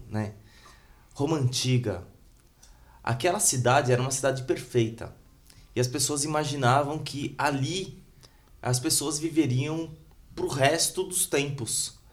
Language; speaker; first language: Portuguese; native; Portuguese